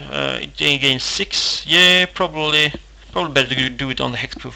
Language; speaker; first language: English; non-native, fluent; Swedish